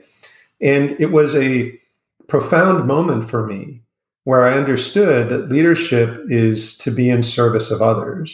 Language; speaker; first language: English; native; English